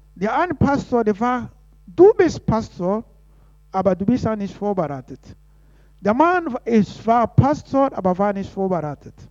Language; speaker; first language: German; non-native, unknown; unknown